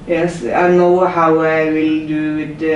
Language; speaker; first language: English; non-native, learner; Norwegian